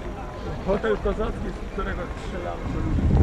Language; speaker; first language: Polish; non-native, learner; Ukrainian